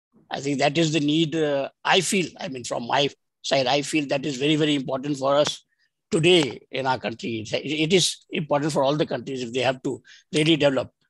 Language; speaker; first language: English; non-native, local second language; Bangla